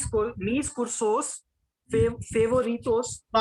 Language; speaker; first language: Spanish; non-native, learner; Hindi